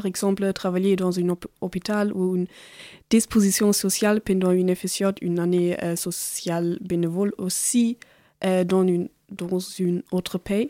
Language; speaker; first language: French; non-native, learner; German